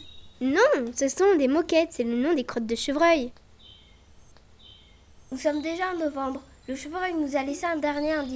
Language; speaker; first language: French; native; French